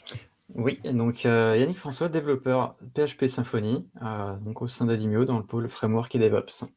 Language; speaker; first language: French; native; French